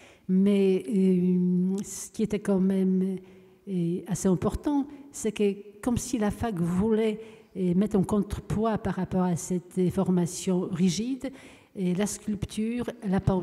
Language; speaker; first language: French; non-native, fluent; Polish